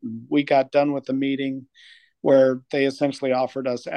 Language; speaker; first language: English; native; English